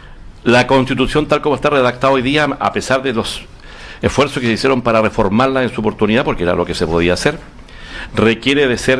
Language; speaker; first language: Spanish; native; Spanish